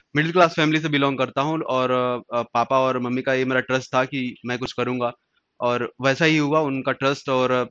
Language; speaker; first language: Hindi; native; Hindi